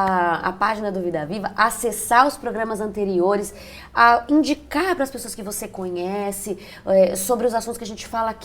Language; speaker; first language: Portuguese; native; Portuguese